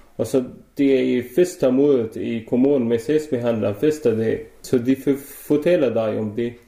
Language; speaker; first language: Danish; non-native, learner; Arabic